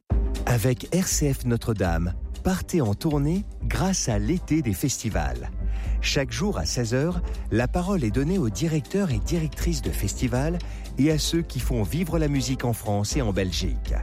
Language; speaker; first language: French; native; French